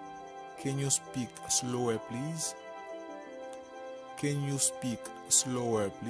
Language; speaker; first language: English; non-native, fluent; Haitian Creole